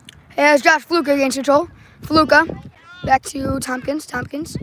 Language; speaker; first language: English; native; English